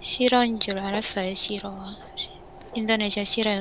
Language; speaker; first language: Korean; non-native, learner; Indonesian